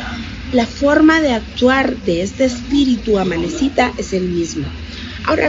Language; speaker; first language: Spanish; native; Spanish